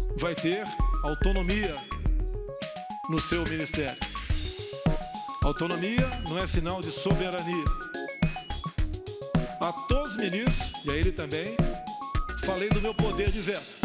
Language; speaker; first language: Portuguese; native; Portuguese